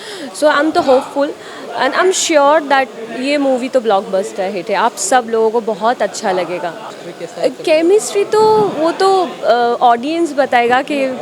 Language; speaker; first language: Hindi; non-native, local second language; Bangla